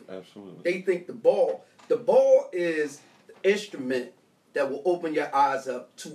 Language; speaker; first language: English; native; English